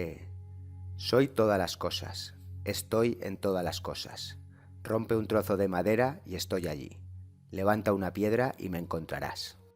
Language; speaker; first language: Spanish; native; Spanish